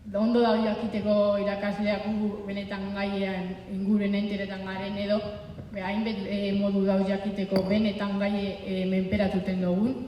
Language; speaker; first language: Basque; native; Basque